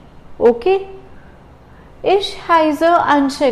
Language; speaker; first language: German; non-native, learner; Hindi